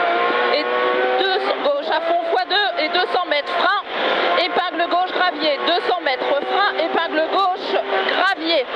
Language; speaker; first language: French; native; French